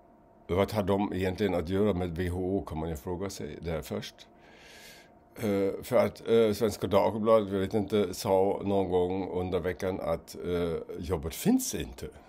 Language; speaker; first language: Swedish; non-native, fluent; German